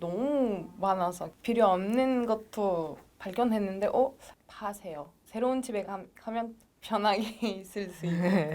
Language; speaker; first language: Korean; non-native, fluent; French